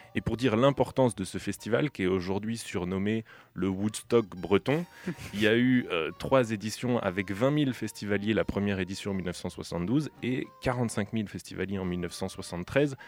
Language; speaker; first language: French; native; French